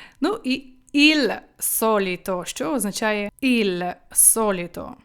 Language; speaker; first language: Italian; non-native, fluent; Ukrainian